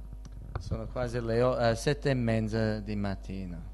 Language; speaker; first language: Italian; early bilingual, heritage; Italian